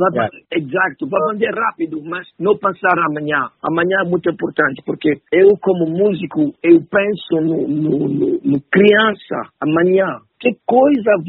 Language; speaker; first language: Portuguese; non-native, learner; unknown